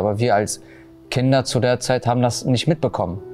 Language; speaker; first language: German; early bilingual, other home language; Armenian